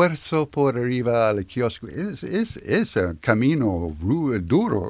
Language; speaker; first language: Spanish; non-native, learner; French